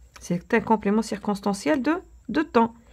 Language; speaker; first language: French; non-native, local second language; Arabic